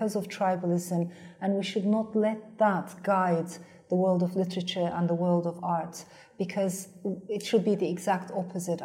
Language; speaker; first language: English; non-native, fluent; Turkish